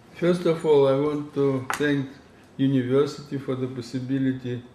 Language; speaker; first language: English; non-native, learner; Russian